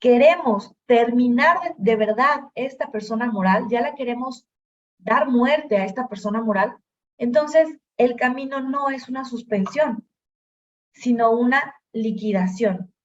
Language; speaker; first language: Spanish; native; Spanish